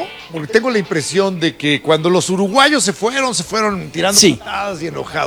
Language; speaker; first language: Spanish; native; Spanish